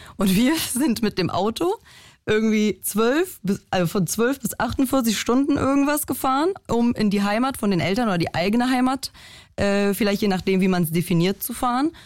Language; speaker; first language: German; early bilingual, other home language; Polish